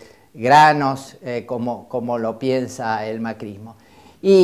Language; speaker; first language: Spanish; native; Spanish